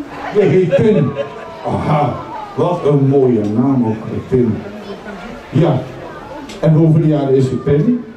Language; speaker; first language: Dutch; native; Dutch